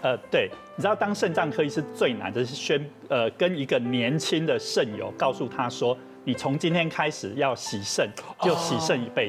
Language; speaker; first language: Chinese; native; Chinese